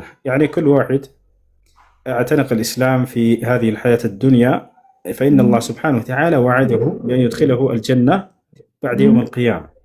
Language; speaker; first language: Arabic; non-native, fluent; Amharic